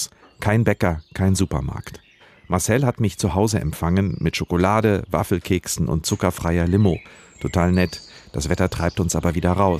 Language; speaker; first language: German; native; German